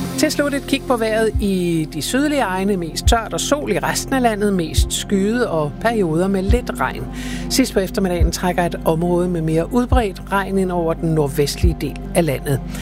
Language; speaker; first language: Danish; native; Danish